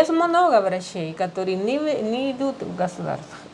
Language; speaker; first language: Russian; non-native, learner; Spanish